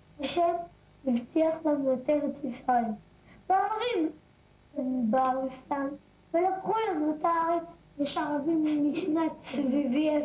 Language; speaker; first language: Hebrew; native; Hebrew